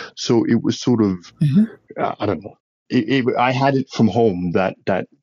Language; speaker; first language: English; non-native, fluent; Danish